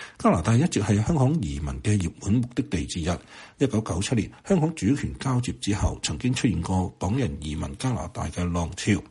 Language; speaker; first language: Chinese; non-native, local second language; Cantonese